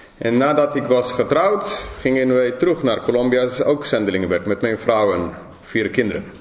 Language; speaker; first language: Dutch; non-native, fluent; English